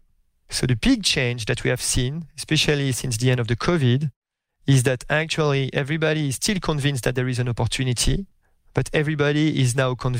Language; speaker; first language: English; non-native, fluent; French